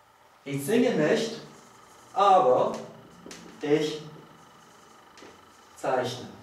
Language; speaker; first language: German; non-native, learner; Polish